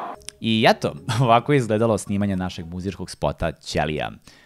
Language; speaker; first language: Serbian; native; Serbian